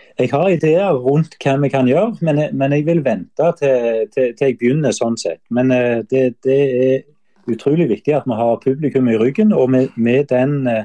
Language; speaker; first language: Norwegian; native; Norwegian